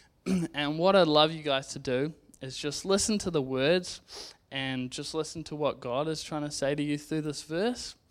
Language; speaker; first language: English; native; English